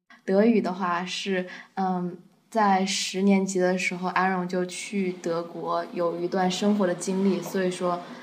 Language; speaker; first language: Chinese; native; Chinese